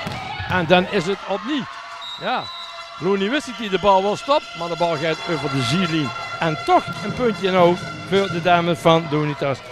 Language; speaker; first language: Dutch; native; Dutch